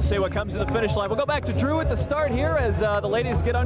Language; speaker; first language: English; native; English